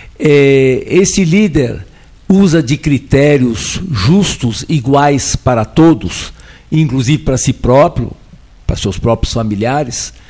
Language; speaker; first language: Portuguese; early bilingual, other home language; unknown